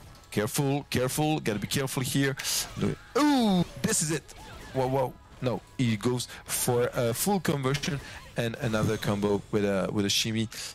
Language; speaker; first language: English; non-native, fluent; French